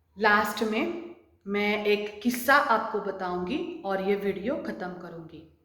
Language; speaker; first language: Hindi; non-native, local second language; Marathi